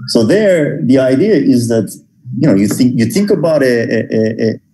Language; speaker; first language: English; non-native, fluent; Turkish